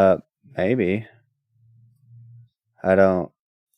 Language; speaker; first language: English; native; English